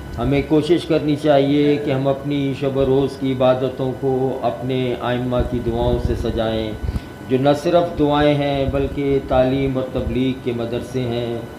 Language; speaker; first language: Urdu; native; Urdu